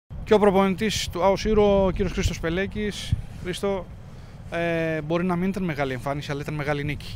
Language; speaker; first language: Greek; native; Greek